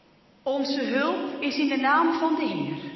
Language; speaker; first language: Dutch; native; Dutch